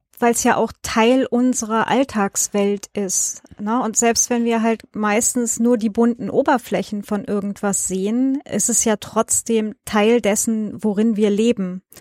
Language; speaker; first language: German; native; German